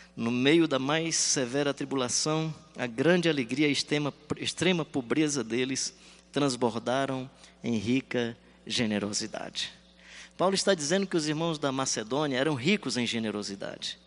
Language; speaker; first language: Portuguese; native; Portuguese